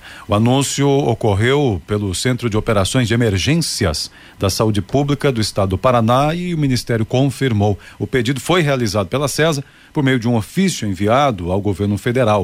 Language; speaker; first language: Portuguese; native; Portuguese